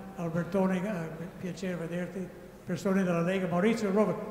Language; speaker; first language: Italian; non-native, fluent; English